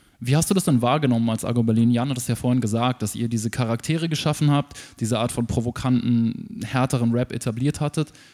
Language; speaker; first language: German; native; German